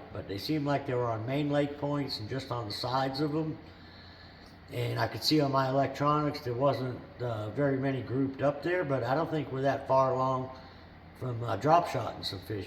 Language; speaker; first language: English; native; English